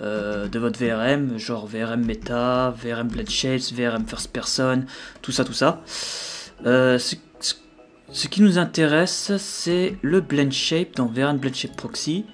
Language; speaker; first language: French; native; French